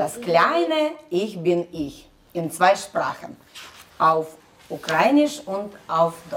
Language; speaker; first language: German; non-native, learner; Ukrainian